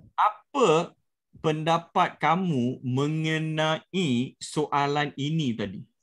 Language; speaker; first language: Malay; native; Malay